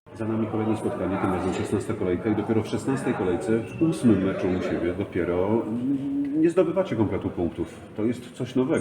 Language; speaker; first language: Polish; native; Polish